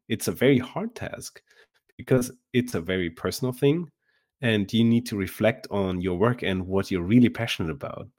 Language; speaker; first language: English; non-native, fluent; German